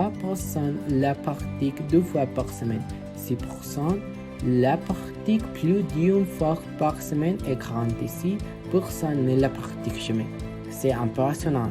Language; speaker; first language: French; non-native, learner; Spanish